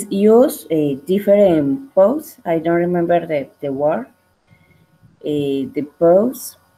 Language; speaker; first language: English; non-native, learner; Spanish